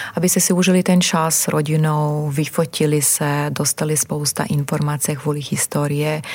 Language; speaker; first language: Czech; non-native, fluent; Croatian